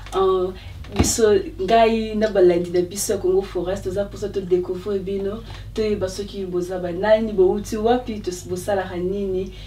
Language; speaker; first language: Lingala; native; Lingala